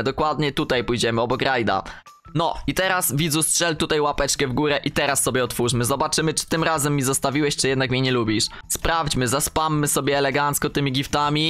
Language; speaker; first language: Polish; native; Polish